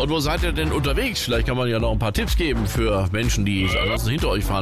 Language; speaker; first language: German; native; German